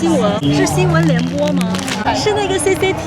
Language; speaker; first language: Chinese; native; Chinese